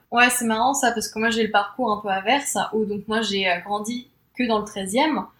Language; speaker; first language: French; native; French